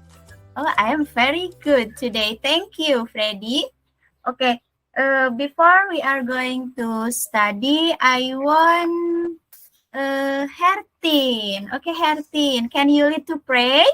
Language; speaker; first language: English; non-native, learner; Indonesian